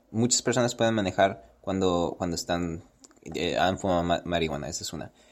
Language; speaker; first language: Spanish; native; Spanish